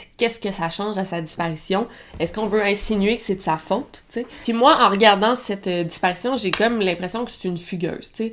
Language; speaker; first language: French; native; French